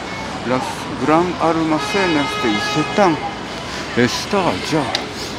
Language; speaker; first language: Spanish; non-native, learner; Japanese